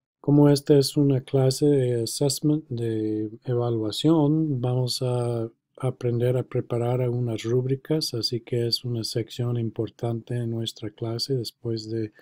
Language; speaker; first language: Spanish; non-native, fluent; English